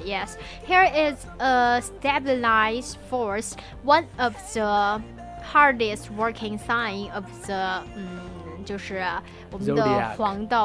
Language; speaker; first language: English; non-native, learner; Chinese